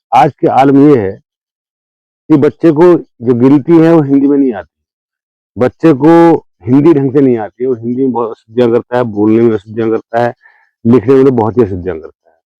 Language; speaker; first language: Hindi; native; Hindi